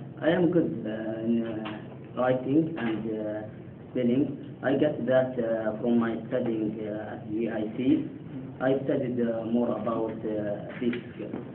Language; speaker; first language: English; non-native, learner; Arabic